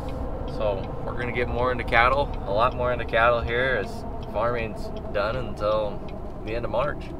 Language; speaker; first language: English; native; English